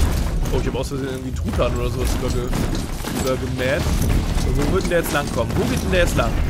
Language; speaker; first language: German; native; German